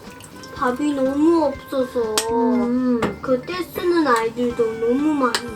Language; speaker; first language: Korean; early bilingual, heritage; Korean